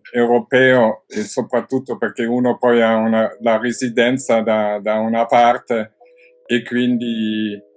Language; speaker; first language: Italian; non-native, fluent; German